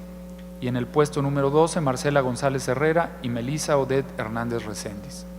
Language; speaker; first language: Spanish; native; Spanish